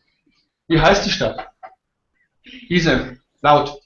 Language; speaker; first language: German; native; German